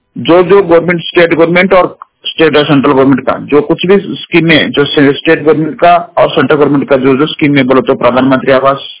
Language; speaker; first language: Hindi; non-native, local second language; Kannada